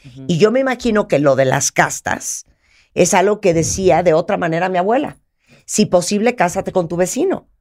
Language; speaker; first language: Spanish; native; Spanish